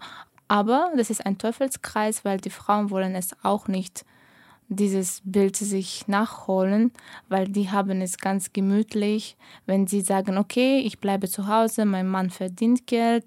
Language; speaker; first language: German; non-native, fluent; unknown